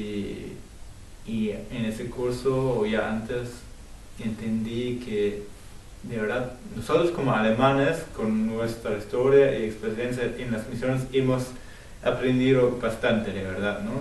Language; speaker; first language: Spanish; non-native, fluent; German